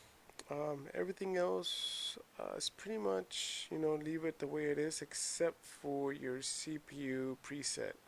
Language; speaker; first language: English; native; English